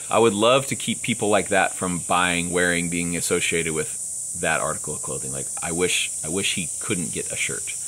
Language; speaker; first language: English; native; English